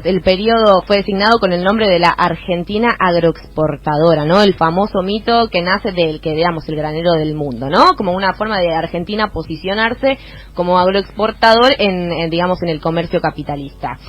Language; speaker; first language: Spanish; native; Spanish